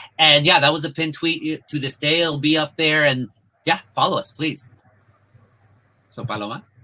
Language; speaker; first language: English; early bilingual, other home language; Spanish